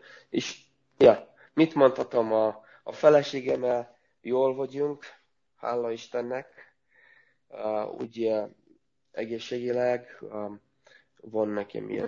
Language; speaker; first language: Hungarian; non-native, learner; Romanian